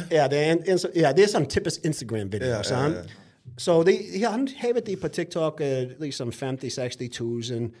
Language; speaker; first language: Norwegian; non-native, fluent; English